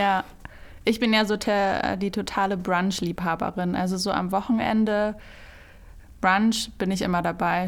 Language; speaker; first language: German; native; German